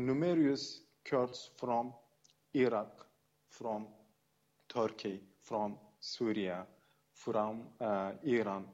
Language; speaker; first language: English; non-native, fluent; Kurdish